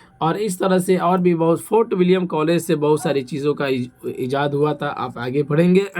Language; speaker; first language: Urdu; native; Urdu